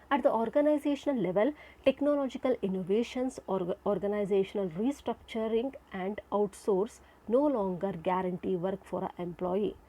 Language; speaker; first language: English; non-native, local second language; Kannada